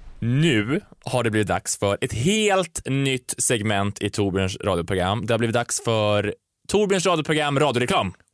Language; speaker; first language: Swedish; native; Swedish